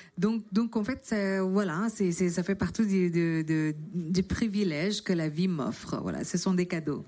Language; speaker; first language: French; non-native, fluent; Indonesian